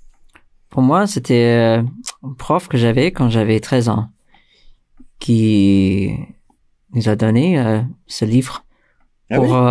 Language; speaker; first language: French; non-native, fluent; English